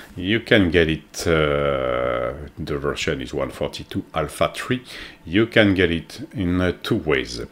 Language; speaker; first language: English; non-native, fluent; French